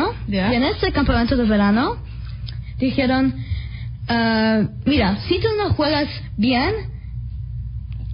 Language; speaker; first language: Spanish; early bilingual, heritage; Spanish